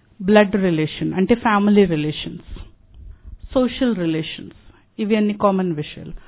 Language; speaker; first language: Telugu; non-native, local second language; Hindi